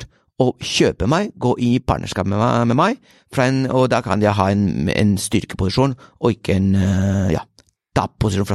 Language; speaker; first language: Swedish; non-native, fluent; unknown